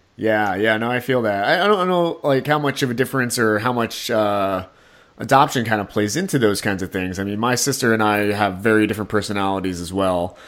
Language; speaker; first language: English; native; English